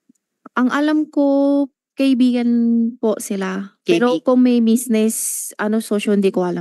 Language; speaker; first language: Filipino; non-native, learner; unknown